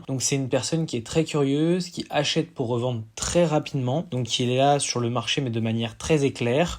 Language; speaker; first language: French; native; French